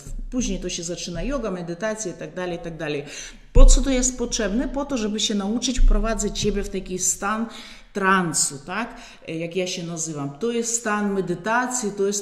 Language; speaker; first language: Polish; non-native, fluent; Russian